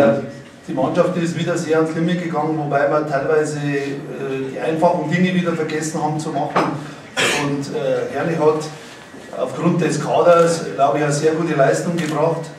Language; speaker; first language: German; native; German